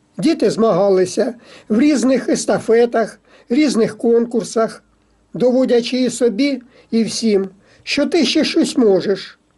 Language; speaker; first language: Ukrainian; native; Ukrainian